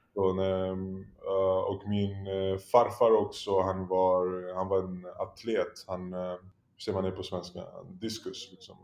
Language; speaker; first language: Swedish; early bilingual, other home language; Polish